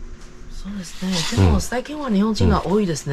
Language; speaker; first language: Japanese; non-native, fluent; Chinese